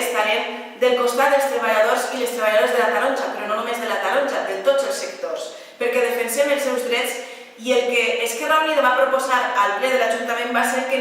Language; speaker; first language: Catalan; native; Catalan